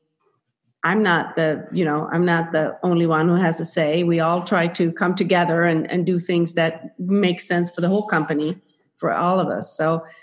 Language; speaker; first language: English; non-native, fluent; Swedish